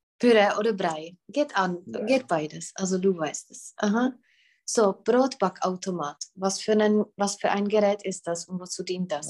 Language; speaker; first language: German; non-native, fluent; Czech